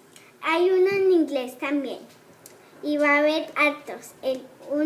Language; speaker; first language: Spanish; early bilingual, heritage; Spanish